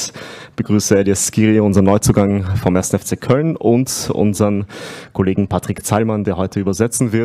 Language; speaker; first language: German; native; German